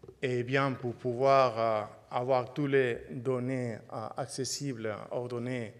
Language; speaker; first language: French; non-native, fluent; Spanish